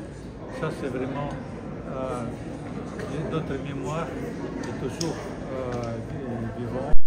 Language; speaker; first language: French; non-native, fluent; Russian